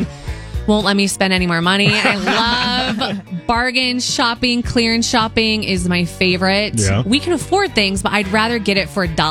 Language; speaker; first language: English; native; English